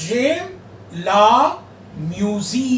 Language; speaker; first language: French; non-native, fluent; Hindi